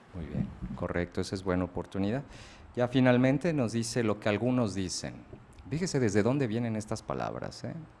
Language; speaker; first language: Spanish; native; Spanish